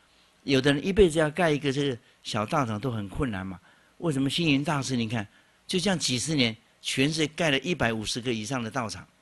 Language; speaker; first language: Chinese; native; Chinese